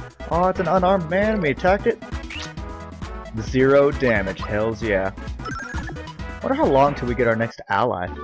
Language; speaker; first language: English; native; English